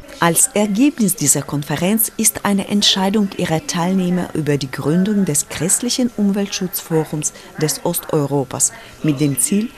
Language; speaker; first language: German; non-native, fluent; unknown